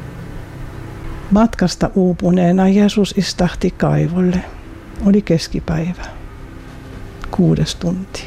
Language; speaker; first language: Finnish; non-native, fluent; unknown